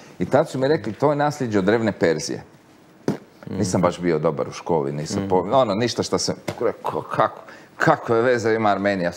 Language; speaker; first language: Croatian; native; Croatian